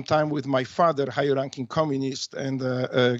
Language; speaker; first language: English; non-native, fluent; Polish